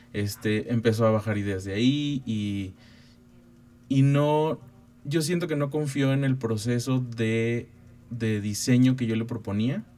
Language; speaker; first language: Spanish; native; Spanish